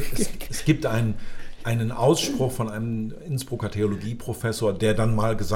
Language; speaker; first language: German; native; German